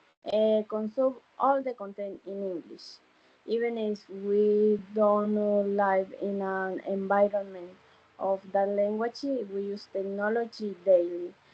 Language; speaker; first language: English; non-native, learner; Spanish